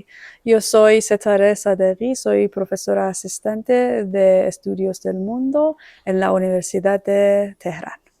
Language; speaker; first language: Spanish; non-native, fluent; Persian